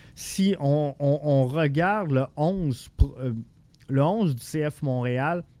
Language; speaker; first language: French; native; French